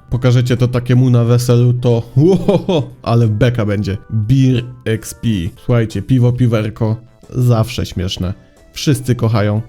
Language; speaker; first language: Polish; native; Polish